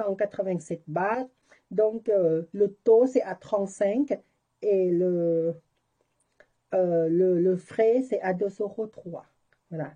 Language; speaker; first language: French; non-native, learner; Thai